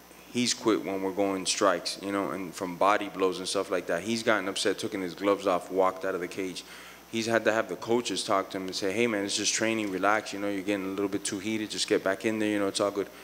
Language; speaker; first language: English; early bilingual, other home language; Spanish